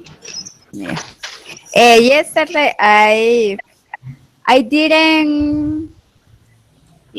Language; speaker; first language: English; non-native, learner; Spanish